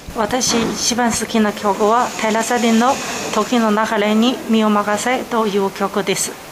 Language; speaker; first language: Japanese; non-native, learner; Chinese